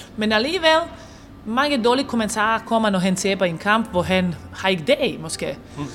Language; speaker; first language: Danish; non-native, fluent; Serbian